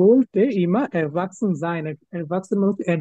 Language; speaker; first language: German; non-native, learner; Bangla